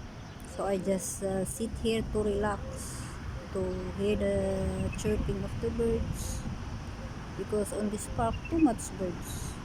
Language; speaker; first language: English; non-native, local second language; Filipino